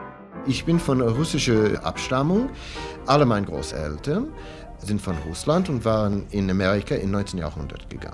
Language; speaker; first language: German; non-native, learner; English